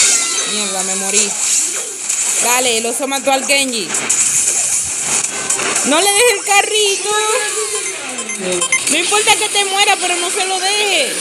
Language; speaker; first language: Spanish; native; Spanish